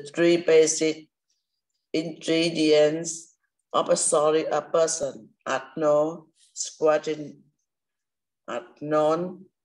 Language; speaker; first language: English; non-native, learner; Vietnamese